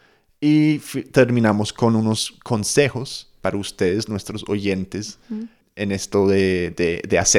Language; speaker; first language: Spanish; non-native, fluent; English